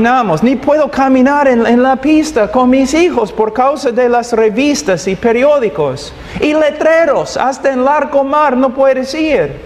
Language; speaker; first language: Spanish; non-native, fluent; English